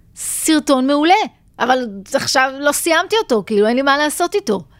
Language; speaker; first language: Hebrew; native; Hebrew